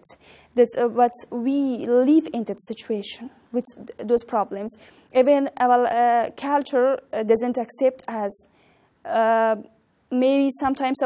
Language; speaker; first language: English; non-native, learner; Persian